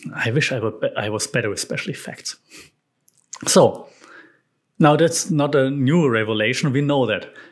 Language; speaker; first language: English; non-native, fluent; German